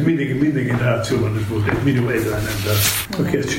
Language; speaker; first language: Hungarian; non-native, learner; German